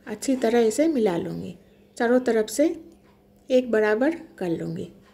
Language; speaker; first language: Hindi; non-native, local second language; Bangla